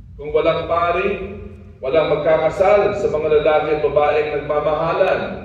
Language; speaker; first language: Filipino; non-native, local second language; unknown